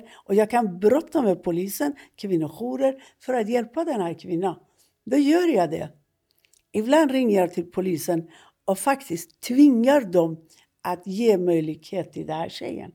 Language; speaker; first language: Swedish; non-native, fluent; Persian